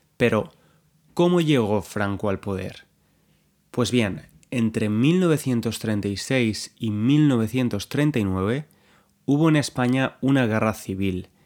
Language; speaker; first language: Spanish; native; Spanish